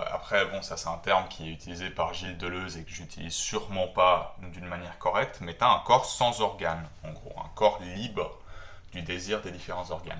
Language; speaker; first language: French; native; French